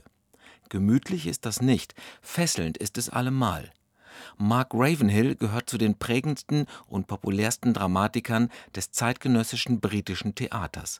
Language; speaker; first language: German; native; German